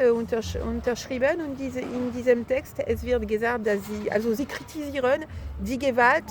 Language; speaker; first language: German; non-native, fluent; French